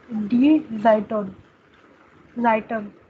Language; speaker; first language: German; non-native, learner; Hindi